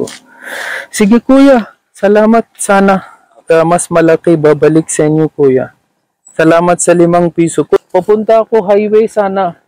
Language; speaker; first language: Filipino; non-native, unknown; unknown